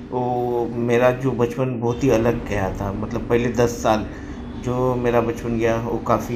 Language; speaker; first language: Hindi; non-native, local second language; Marathi